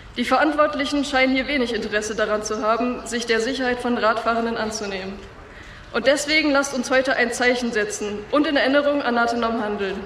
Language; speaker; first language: German; native; German